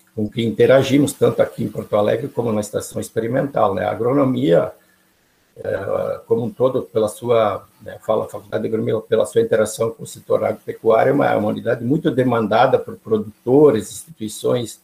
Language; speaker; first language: Portuguese; native; Portuguese